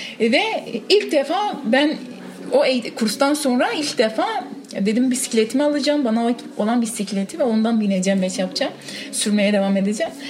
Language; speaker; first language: Turkish; non-native, local second language; Kurdish